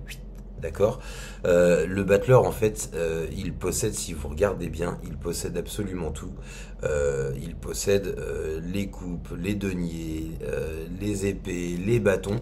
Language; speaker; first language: French; native; French